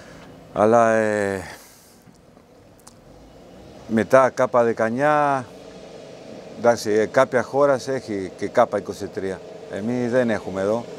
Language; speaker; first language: Greek; non-native, learner; Spanish